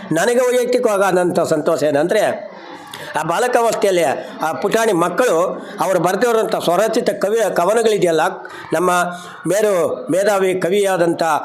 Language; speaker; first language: Kannada; native; Kannada